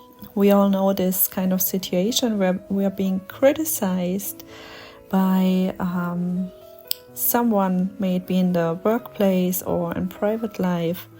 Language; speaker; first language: English; non-native, fluent; German